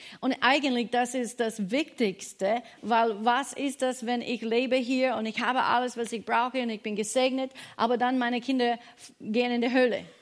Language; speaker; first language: German; non-native, fluent; English